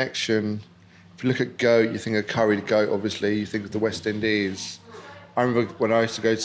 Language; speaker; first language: English; native; English